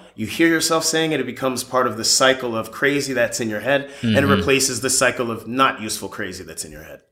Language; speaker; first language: English; native; English